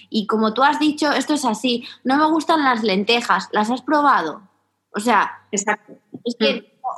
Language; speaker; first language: Spanish; native; Spanish